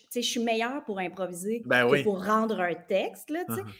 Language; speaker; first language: French; native; French